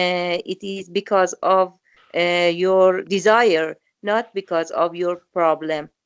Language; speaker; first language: English; non-native, learner; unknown